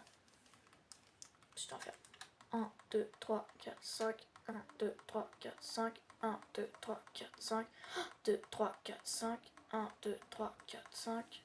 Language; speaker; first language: French; native; French